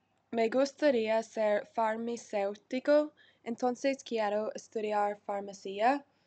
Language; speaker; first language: Spanish; non-native, learner; English